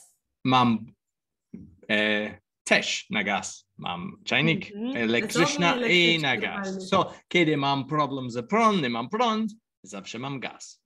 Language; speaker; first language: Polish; non-native, learner; English